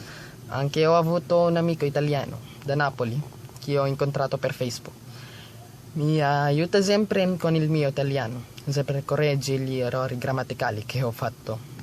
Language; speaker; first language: Italian; non-native, learner; Filipino